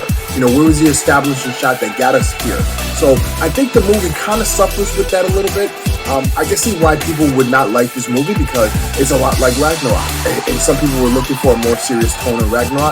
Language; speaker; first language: English; native; English